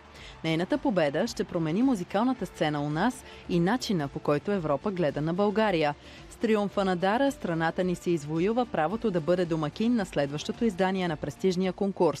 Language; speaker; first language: Bulgarian; native; Bulgarian